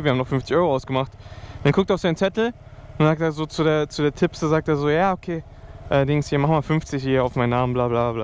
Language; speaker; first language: German; native; German